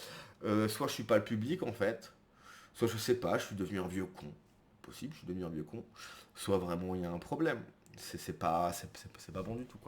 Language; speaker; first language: French; native; French